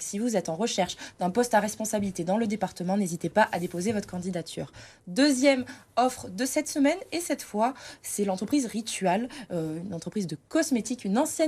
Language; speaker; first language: French; native; French